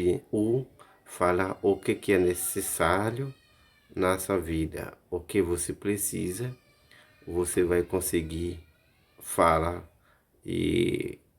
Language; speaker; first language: Portuguese; non-native, learner; Haitian Creole